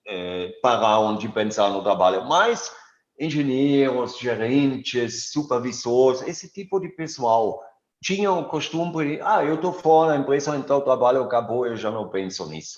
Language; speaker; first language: Portuguese; non-native, fluent; German